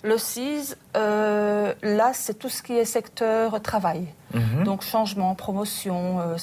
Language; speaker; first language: French; native; French